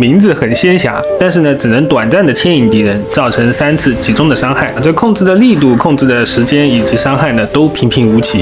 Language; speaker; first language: Chinese; native; Chinese